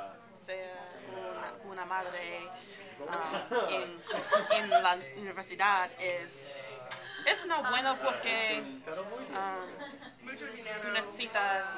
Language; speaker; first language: Spanish; non-native, learner; English